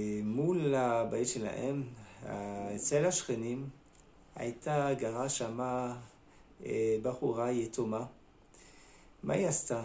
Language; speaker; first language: Hebrew; non-native, fluent; French